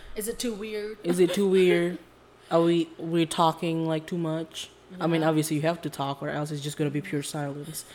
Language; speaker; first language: English; non-native, fluent; Indonesian